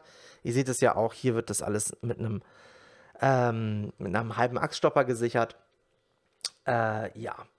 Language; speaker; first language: German; native; German